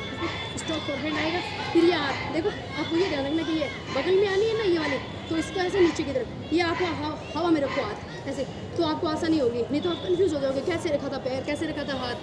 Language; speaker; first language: Hindi; native; Hindi